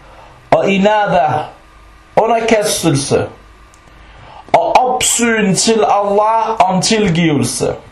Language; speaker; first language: Danish; early bilingual, other home language; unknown